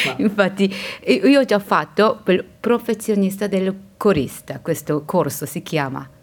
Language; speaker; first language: Italian; non-native, learner; Korean